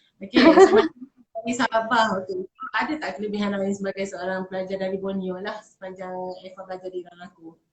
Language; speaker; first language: Malay; native; Malay